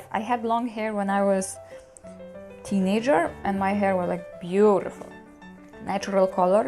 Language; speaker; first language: English; non-native, fluent; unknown